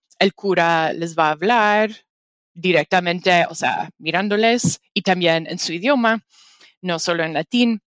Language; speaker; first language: Spanish; non-native, fluent; English